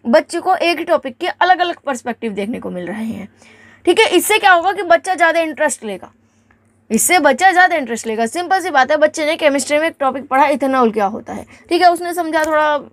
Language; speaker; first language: Hindi; native; Hindi